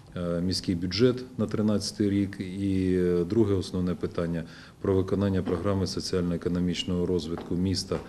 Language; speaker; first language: Ukrainian; non-native, local second language; Russian